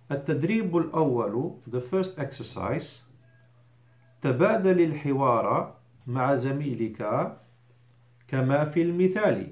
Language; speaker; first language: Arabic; non-native, fluent; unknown